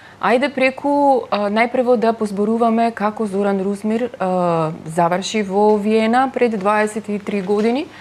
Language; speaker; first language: Macedonian; native; Macedonian